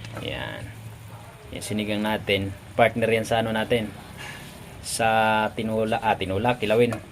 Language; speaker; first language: Filipino; non-native, local second language; Cebuano